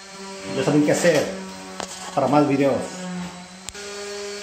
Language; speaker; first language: Spanish; native; Spanish